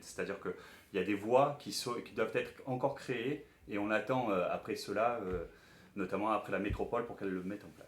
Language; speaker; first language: French; native; French